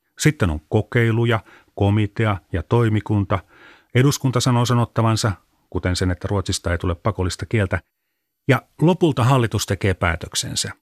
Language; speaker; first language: Finnish; native; Finnish